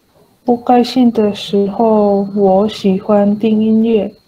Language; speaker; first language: Chinese; non-native, learner; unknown